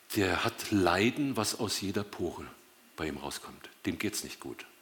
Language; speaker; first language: German; native; German